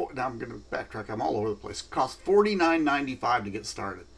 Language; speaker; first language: English; native; English